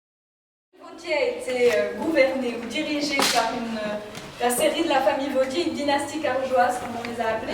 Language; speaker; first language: French; native; French